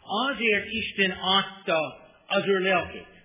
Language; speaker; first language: Hungarian; non-native, learner; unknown